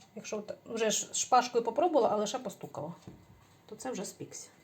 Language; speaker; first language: Ukrainian; native; Ukrainian